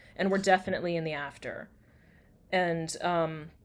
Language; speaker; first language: English; native; English